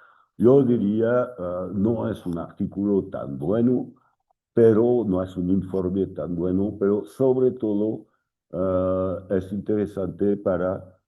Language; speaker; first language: Spanish; non-native, fluent; French